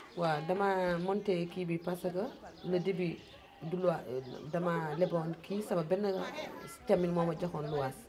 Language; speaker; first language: Wolof; non-native, local second language; Fula